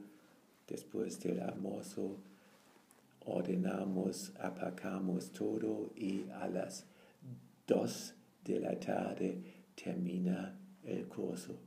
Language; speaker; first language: Spanish; non-native, fluent; German